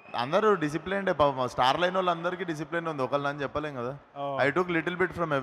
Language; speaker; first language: Telugu; native; Telugu